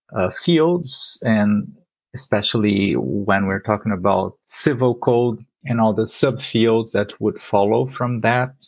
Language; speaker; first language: English; non-native, fluent; Portuguese